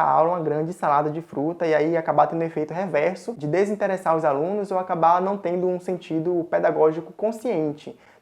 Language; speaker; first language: Portuguese; native; Portuguese